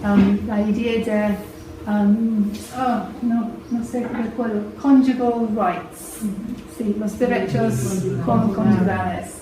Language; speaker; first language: Spanish; non-native, fluent; English